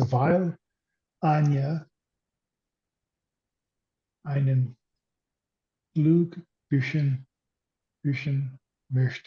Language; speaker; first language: German; non-native, learner; English